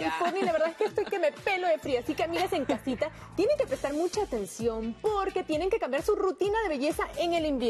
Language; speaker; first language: Spanish; native; Spanish